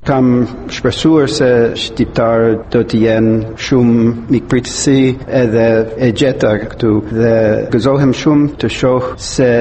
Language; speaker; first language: Albanian; non-native, fluent; English